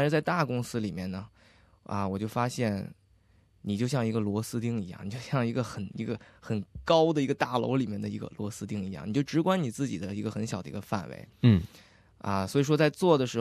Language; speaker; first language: Chinese; native; Chinese